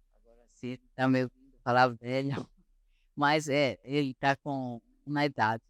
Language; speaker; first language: Portuguese; non-native, fluent; Italian